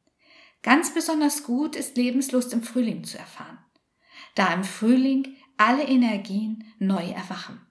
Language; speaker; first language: German; native; German